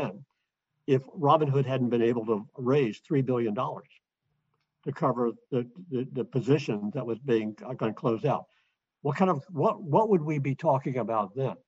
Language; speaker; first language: English; native; English